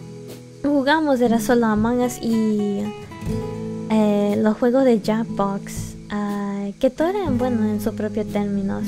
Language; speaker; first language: Spanish; early bilingual, heritage; English